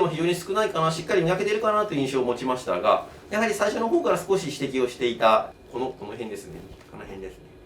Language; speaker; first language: Japanese; native; Japanese